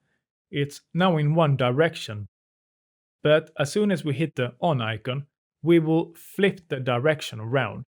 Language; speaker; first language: English; non-native, fluent; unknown